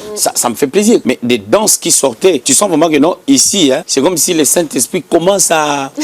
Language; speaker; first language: French; non-native, local second language; Lingala